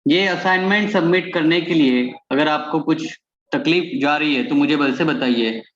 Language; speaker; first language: Hindi; non-native, local second language; Marathi